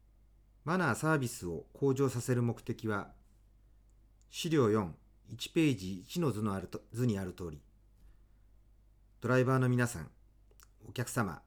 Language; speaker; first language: Japanese; native; Japanese